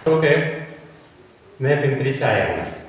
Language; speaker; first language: Hindi; non-native, local second language; Marathi